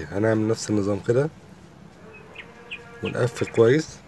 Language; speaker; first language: Arabic; native; Arabic